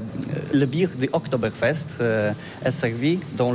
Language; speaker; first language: French; non-native, learner; Polish